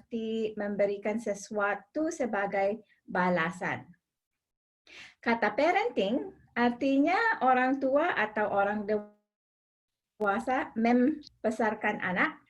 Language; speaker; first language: Indonesian; non-native, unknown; English